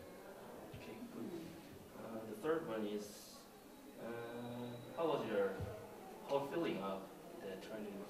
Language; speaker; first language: English; non-native, learner; Korean